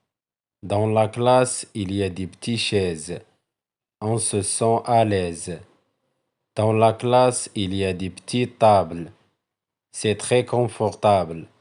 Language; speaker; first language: French; non-native, local second language; Arabic